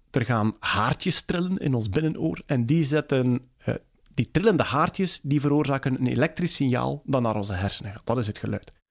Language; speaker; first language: Dutch; native; Dutch